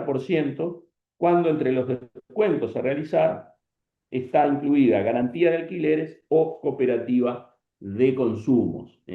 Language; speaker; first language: Spanish; native; Spanish